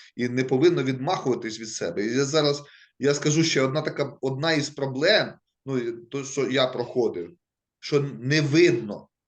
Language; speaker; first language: Ukrainian; non-native, local second language; Russian